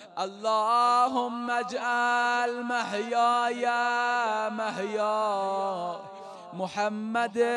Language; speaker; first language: Arabic; non-native, fluent; Persian